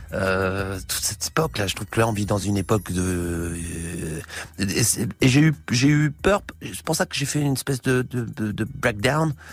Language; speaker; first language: French; native; French